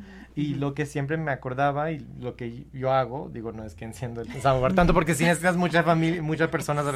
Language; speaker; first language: Spanish; non-native, fluent; English